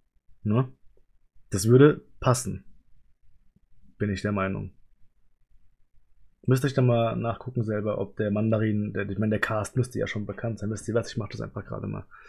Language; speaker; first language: German; native; German